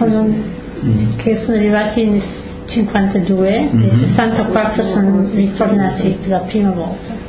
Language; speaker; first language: Italian; early bilingual, heritage; Italian